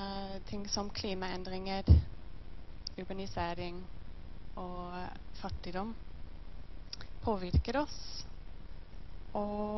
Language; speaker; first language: Norwegian; non-native, learner; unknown